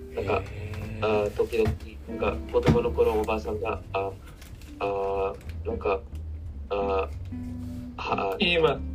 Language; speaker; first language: Japanese; non-native, learner; Hindi